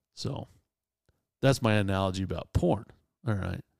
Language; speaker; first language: English; native; English